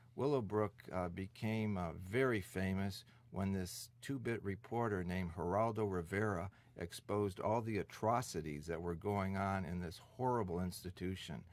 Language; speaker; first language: English; native; English